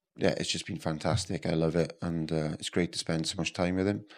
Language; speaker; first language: English; native; English